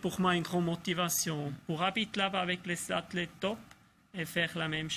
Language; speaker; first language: French; non-native, local second language; German